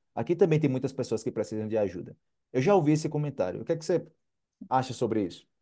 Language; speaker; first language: Portuguese; native; Portuguese